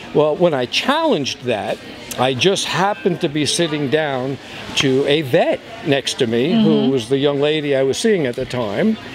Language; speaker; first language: English; native; English